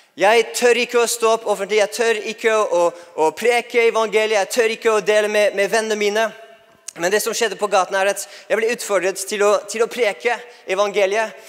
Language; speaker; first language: Norwegian; non-native, fluent; English